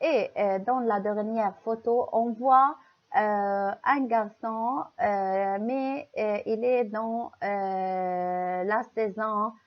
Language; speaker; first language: French; non-native, local second language; Arabic